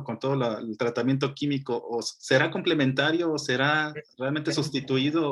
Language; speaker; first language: Spanish; native; Spanish